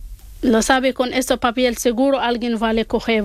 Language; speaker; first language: Spanish; non-native, learner; Arabic